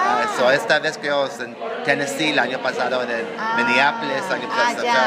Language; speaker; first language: Spanish; non-native, learner; English